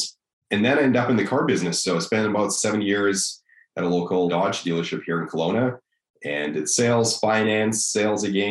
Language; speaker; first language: English; non-native, fluent; Russian